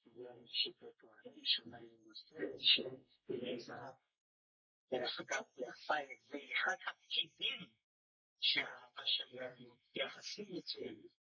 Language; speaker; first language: Hebrew; non-native, fluent; Hungarian